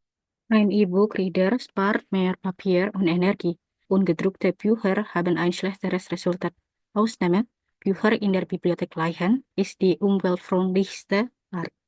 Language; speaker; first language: German; non-native, learner; Indonesian